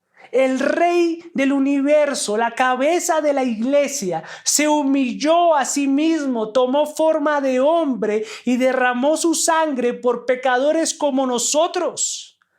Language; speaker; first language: Spanish; native; Spanish